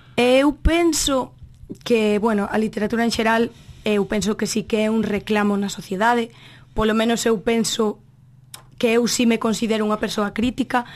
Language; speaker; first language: Galician; native; Galician